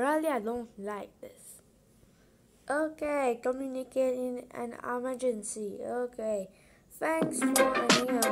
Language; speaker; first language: English; non-native, fluent; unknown